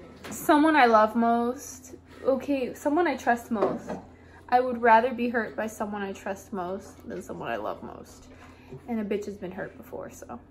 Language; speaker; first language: English; early bilingual, other home language; Spanish